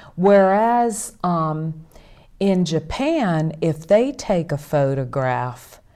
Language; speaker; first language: English; native; English